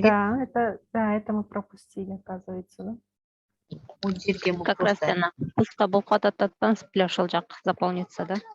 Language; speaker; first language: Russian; non-native, local second language; Kyrgyz